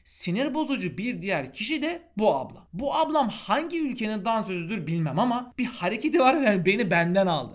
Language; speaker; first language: Turkish; native; Turkish